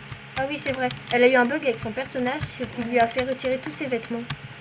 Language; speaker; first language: French; native; French